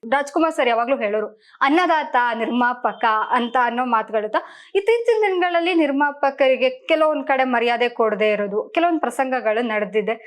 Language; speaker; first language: Kannada; native; Kannada